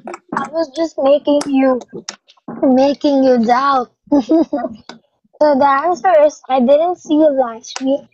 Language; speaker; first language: English; non-native, fluent; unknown